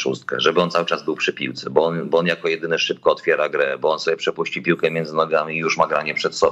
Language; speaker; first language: Polish; native; Polish